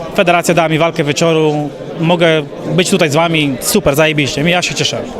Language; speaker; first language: Polish; native; Polish